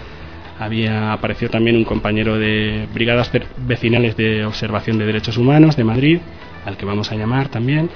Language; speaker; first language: Spanish; native; Spanish